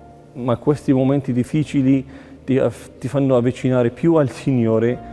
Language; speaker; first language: Italian; non-native, fluent; Arabic